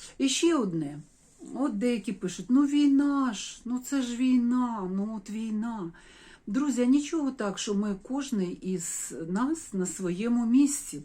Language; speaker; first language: Ukrainian; non-native, local second language; Russian